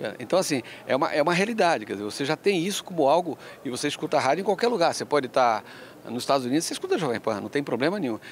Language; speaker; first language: Portuguese; early bilingual, other home language; Spanish